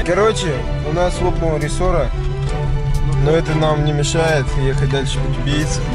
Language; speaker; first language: Russian; native; Russian